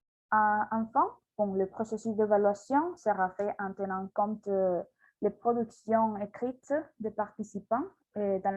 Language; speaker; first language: French; non-native, learner; Spanish